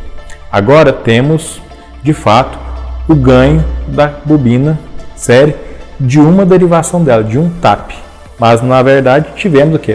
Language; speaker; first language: Portuguese; native; Portuguese